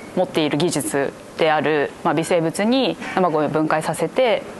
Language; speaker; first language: Japanese; native; Japanese